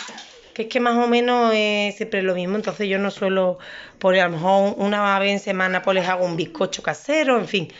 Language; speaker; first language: Spanish; native; Spanish